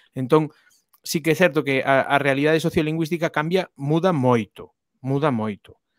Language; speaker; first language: Galician; native; Galician